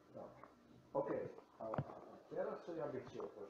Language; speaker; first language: Polish; non-native, learner; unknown